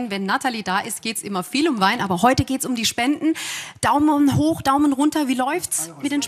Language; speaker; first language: German; native; German